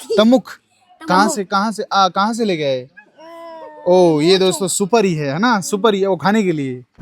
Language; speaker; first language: Hindi; native; Hindi